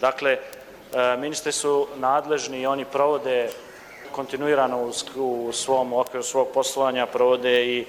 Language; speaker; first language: Croatian; native; Croatian